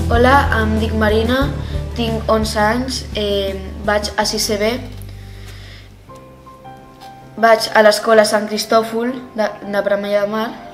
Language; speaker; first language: Catalan; non-native, local second language; Spanish